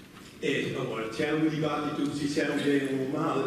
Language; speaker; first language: Italian; non-native, fluent; Dutch